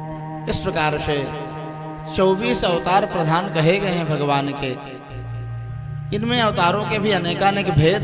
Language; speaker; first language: Hindi; native; Hindi